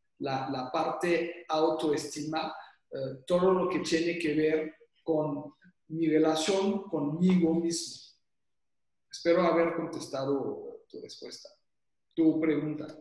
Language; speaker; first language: Spanish; non-native, fluent; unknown